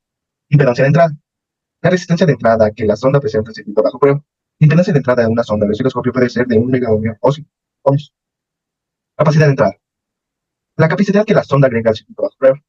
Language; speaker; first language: Spanish; native; Spanish